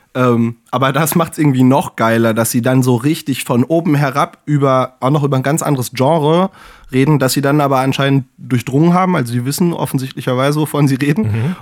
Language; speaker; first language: German; native; German